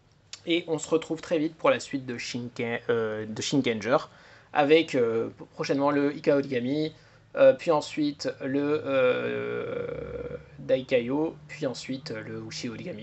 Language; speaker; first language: French; native; French